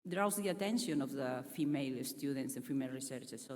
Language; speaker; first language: English; non-native, fluent; Catalan